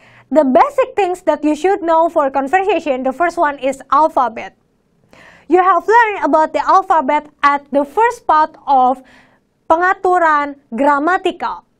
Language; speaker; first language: English; non-native, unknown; Indonesian